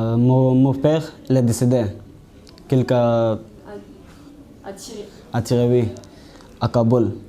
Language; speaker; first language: French; non-native, learner; Pashto